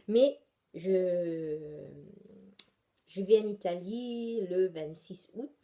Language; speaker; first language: French; non-native, fluent; Italian